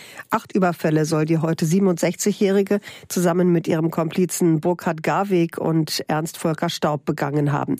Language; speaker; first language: German; native; German